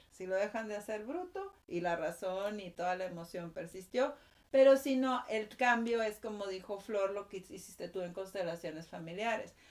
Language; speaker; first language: Spanish; native; Spanish